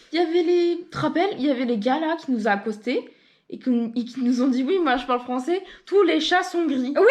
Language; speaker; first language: French; native; French